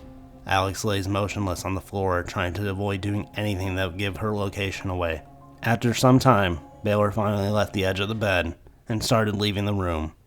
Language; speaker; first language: English; native; English